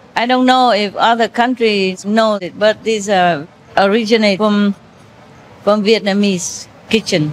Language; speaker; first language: English; non-native, fluent; Vietnamese